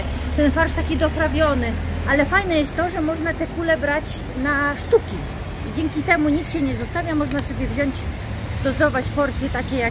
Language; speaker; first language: Polish; native; Polish